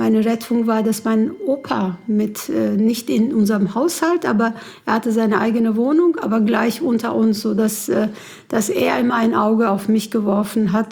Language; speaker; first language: German; early bilingual, other home language; Kurdish